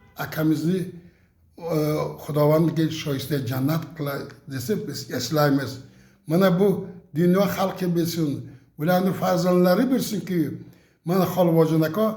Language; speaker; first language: Uzbek; non-native, local second language; Tajik